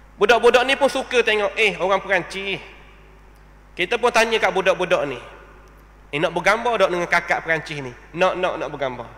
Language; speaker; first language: Malay; native; Malay